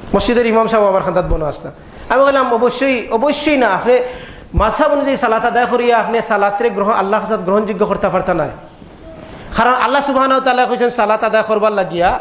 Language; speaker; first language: Bangla; native; Bangla